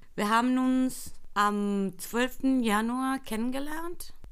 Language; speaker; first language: German; non-native, fluent; Spanish